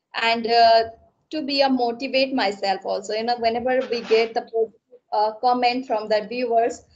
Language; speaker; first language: English; non-native, local second language; Assamese